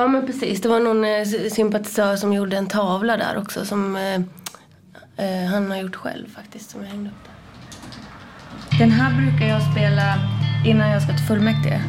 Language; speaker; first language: Swedish; native; Swedish